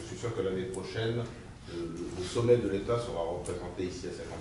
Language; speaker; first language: French; native; French